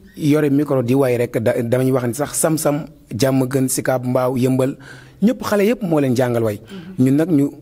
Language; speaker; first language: Wolof; native; Wolof